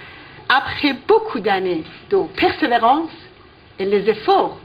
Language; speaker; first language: French; non-native, fluent; Persian